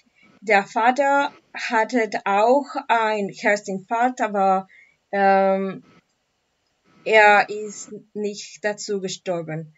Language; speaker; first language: German; non-native, learner; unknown